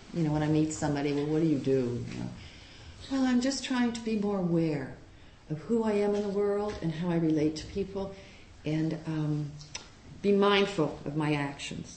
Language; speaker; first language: English; native; English